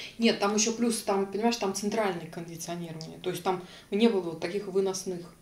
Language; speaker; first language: Russian; native; Russian